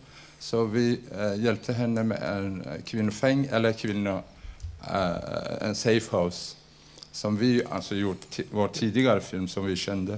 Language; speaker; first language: Swedish; non-native, fluent; Persian